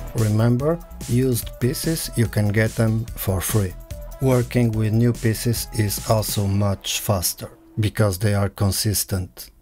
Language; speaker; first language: English; non-native, fluent; Portuguese